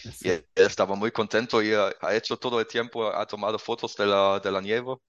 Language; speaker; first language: Spanish; non-native, learner; German